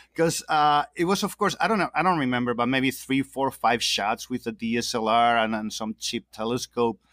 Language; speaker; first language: English; non-native, fluent; Spanish